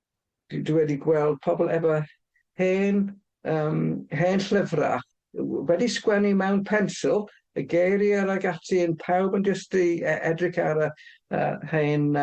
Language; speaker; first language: Welsh; non-native, fluent; English